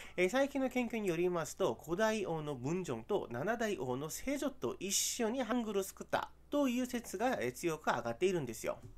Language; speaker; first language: Japanese; non-native, fluent; Korean